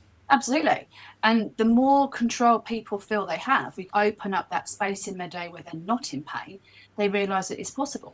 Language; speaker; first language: English; native; English